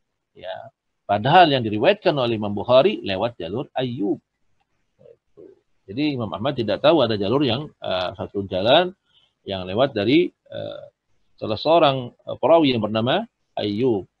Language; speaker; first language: Indonesian; native; Indonesian